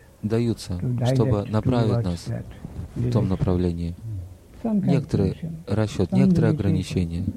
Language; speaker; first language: Russian; native; Russian